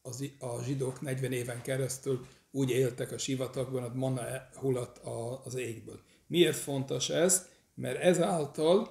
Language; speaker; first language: Hungarian; early bilingual, heritage; English